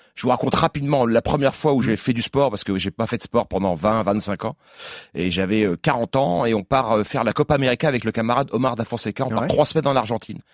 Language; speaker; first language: French; native; French